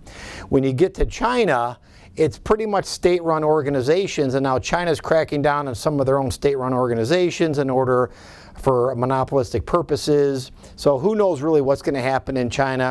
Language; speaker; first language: English; native; English